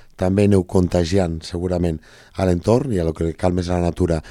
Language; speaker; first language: Catalan; native; Catalan